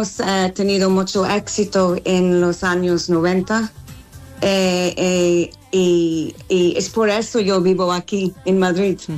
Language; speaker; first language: Spanish; non-native, learner; English